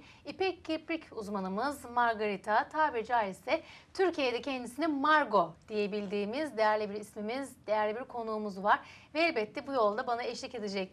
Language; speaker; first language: Turkish; native; Turkish